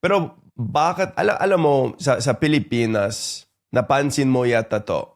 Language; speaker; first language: Filipino; non-native, fluent; English